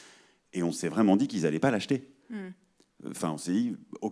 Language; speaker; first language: French; native; French